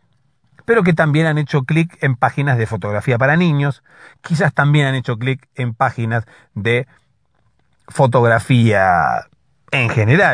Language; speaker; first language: Spanish; native; Spanish